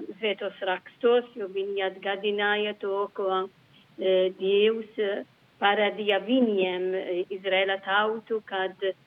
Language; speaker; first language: Latvian; non-native, learner; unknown